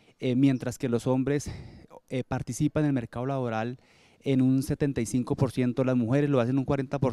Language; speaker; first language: Spanish; native; Spanish